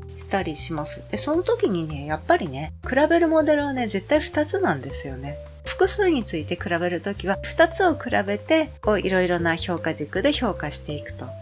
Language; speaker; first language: Japanese; native; Japanese